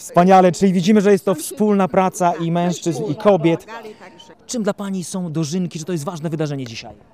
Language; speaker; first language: Polish; native; Polish